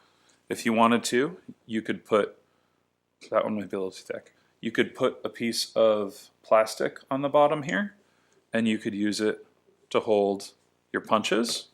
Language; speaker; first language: English; native; English